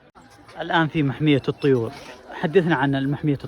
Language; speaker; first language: Arabic; native; Arabic